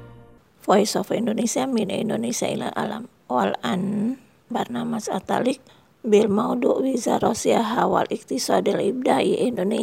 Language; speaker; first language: Arabic; non-native, fluent; Indonesian